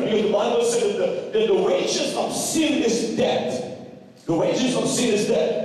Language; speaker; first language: English; non-native, fluent; Indonesian